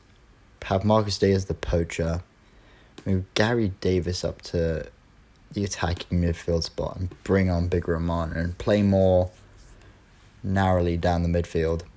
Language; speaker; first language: English; native; English